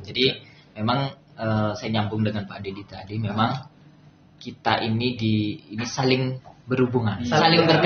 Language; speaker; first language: Indonesian; native; Indonesian